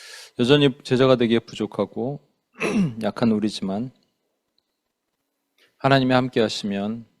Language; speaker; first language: Korean; native; Korean